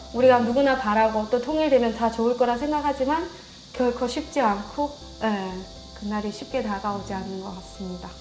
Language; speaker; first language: Korean; native; Korean